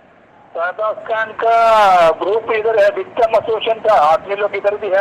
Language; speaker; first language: Hindi; non-native, local second language; Malayalam